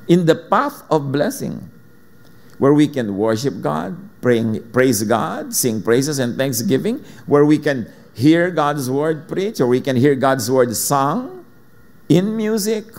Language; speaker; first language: English; non-native, local second language; Filipino